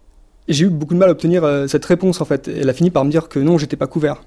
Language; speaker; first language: French; native; French